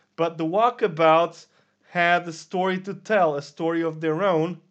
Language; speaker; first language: English; non-native, fluent; Serbian